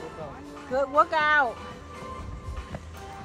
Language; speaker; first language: English; non-native, learner; Vietnamese